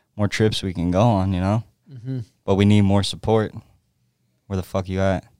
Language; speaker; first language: English; native; English